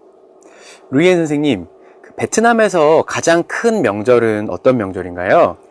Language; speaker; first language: Korean; native; Korean